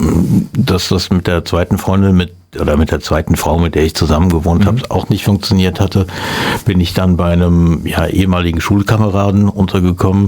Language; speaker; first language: German; native; German